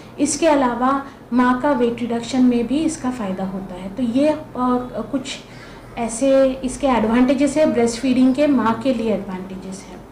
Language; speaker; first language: Hindi; non-native, local second language; Marathi